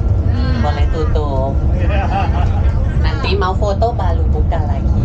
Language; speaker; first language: Indonesian; non-native, fluent; Thai